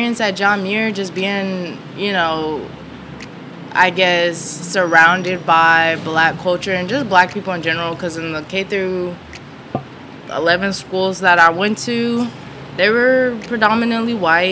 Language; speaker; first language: English; native; English